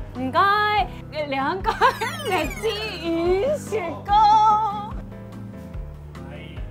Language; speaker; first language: Cantonese; non-native, learner; Japanese